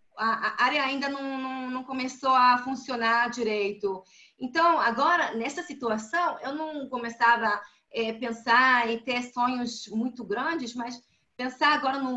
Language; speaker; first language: Portuguese; non-native, fluent; Hebrew